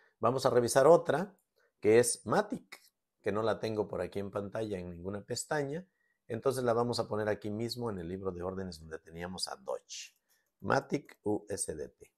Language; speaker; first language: Spanish; native; Spanish